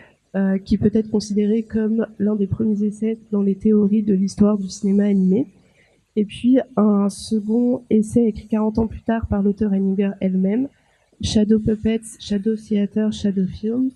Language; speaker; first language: French; native; French